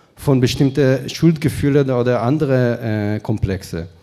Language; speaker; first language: German; non-native, fluent; Hebrew